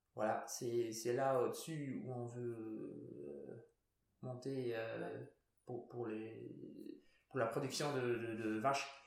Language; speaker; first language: French; non-native, local second language; Luxembourgish